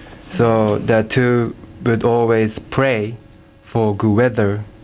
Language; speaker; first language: English; non-native, learner; Japanese